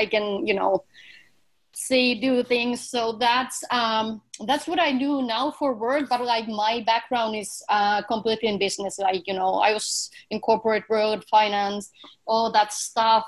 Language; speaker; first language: English; non-native, fluent; Finnish